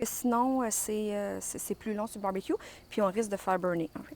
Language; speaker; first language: French; native; French